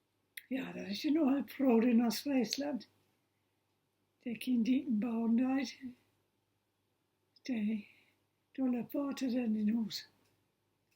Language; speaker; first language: German; non-native, local second language; Low German